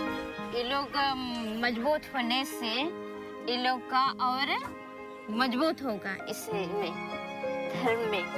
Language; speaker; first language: Hindi; non-native, local second language; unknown